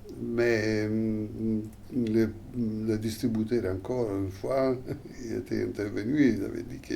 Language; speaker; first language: French; non-native, fluent; Italian